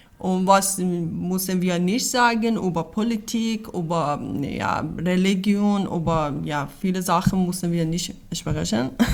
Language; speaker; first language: German; non-native, learner; Persian